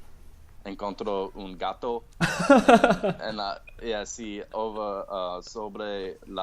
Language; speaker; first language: Spanish; non-native, learner; English